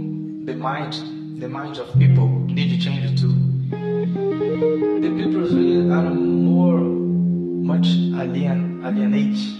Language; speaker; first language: English; non-native, learner; Portuguese